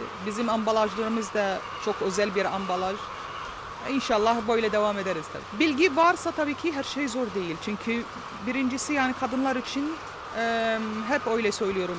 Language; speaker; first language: Turkish; non-native, fluent; Arabic